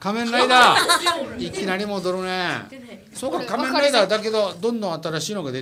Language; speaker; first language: Japanese; native; Japanese